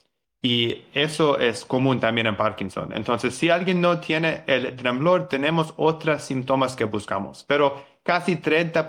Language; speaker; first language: Spanish; non-native, learner; English